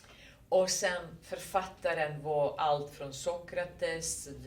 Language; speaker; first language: Swedish; non-native, fluent; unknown